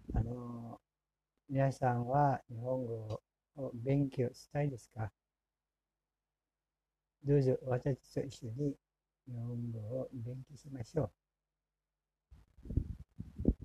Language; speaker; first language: Japanese; non-native, fluent; Indonesian